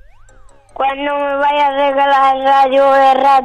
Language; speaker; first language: Spanish; native; Spanish